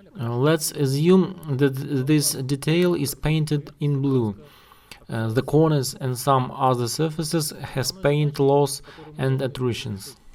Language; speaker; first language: English; non-native, learner; Russian